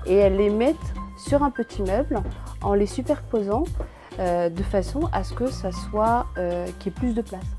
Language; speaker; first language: French; early bilingual, other home language; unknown